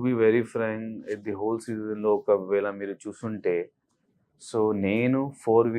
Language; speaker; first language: Telugu; non-native, learner; Hindi